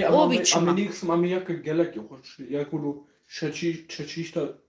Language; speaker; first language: German; early bilingual, other home language; Kurdish